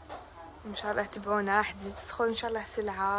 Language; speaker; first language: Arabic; native; Arabic